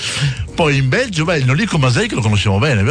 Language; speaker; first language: Italian; native; Italian